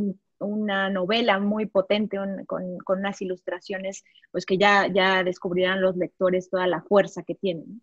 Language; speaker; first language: Spanish; native; Spanish